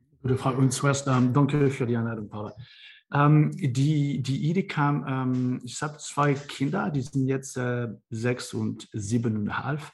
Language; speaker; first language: German; non-native, learner; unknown